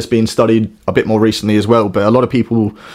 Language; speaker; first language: English; native; English